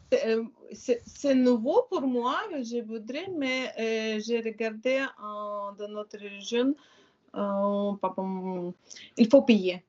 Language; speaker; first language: French; non-native, learner; Ukrainian